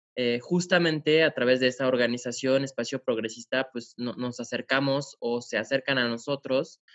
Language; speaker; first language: Spanish; non-native, fluent; French